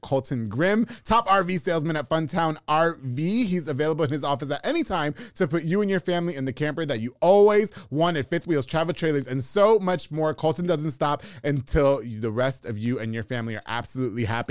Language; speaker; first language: English; native; English